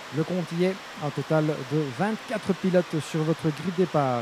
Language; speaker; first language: French; native; French